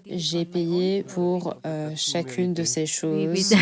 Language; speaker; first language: French; non-native, fluent; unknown